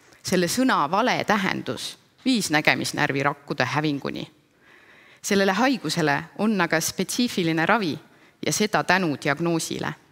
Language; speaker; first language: Estonian; native; Estonian